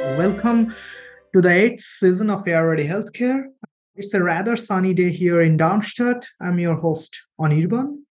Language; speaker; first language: English; non-native, local second language; Bangla